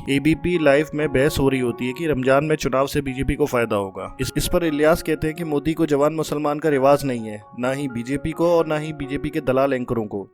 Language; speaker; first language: Hindi; native; Hindi